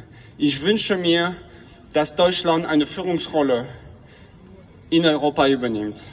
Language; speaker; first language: German; non-native, fluent; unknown